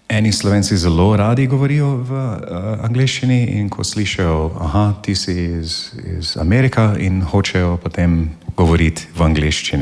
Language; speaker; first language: Slovenian; non-native, learner; English